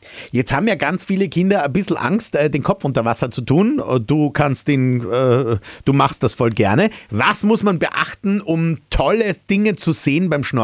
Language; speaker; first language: German; native; German